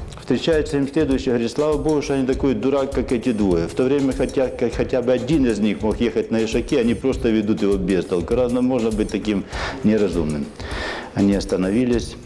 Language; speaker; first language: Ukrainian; non-native, local second language; Russian